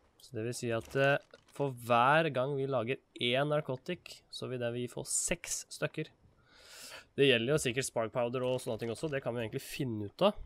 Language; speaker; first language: Norwegian; native; Norwegian